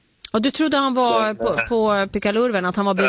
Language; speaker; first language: Swedish; native; Swedish